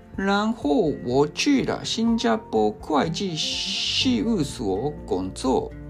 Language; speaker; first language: Chinese; non-native, fluent; Japanese